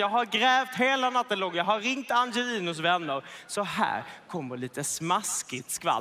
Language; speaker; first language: Swedish; native; Swedish